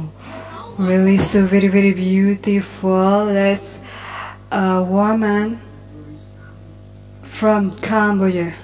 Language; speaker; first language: English; non-native, learner; Indonesian